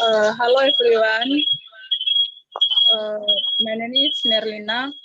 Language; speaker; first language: English; non-native, learner; Indonesian